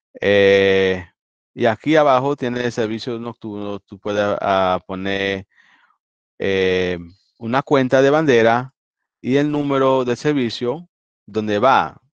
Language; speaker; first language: Spanish; early bilingual, heritage; Spanish